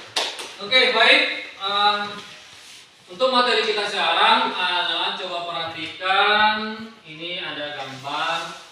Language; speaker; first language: Indonesian; native; Indonesian